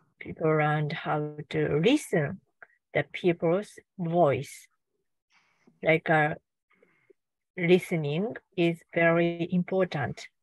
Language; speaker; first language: English; non-native, learner; Japanese